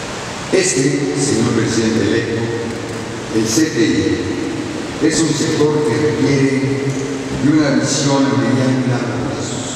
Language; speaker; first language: Spanish; native; Spanish